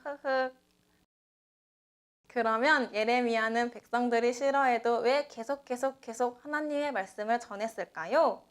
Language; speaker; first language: Korean; native; Korean